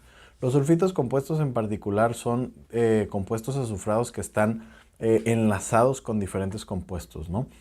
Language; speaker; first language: Spanish; native; Spanish